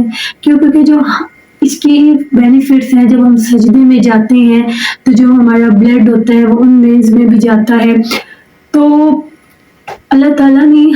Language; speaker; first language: Urdu; native; Urdu